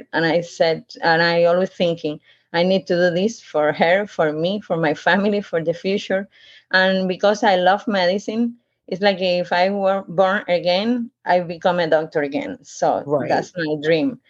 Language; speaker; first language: English; non-native, learner; Spanish